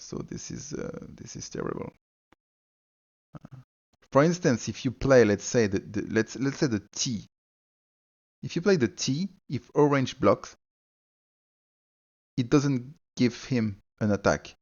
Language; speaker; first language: English; non-native, fluent; French